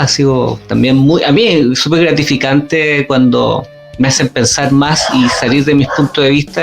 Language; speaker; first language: Spanish; native; Spanish